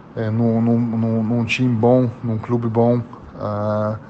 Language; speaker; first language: Portuguese; non-native, fluent; German